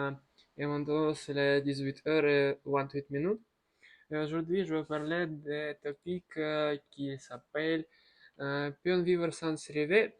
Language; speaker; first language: French; non-native, learner; Russian